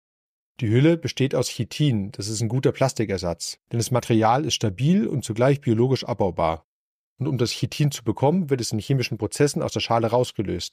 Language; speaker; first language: German; native; German